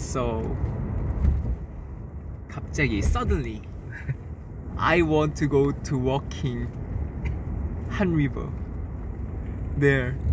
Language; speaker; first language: English; non-native, learner; Korean